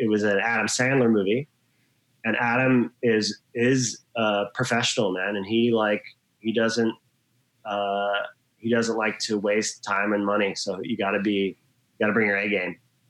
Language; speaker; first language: English; native; English